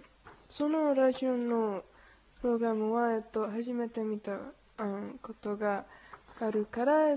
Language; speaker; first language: Japanese; non-native, learner; Spanish